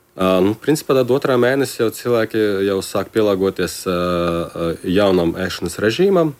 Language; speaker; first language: Latvian; non-native, local second language; Russian